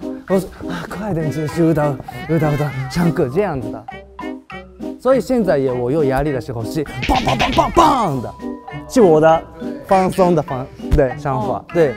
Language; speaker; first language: Chinese; non-native, learner; Japanese